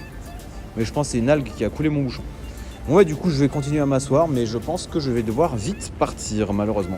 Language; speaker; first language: French; native; French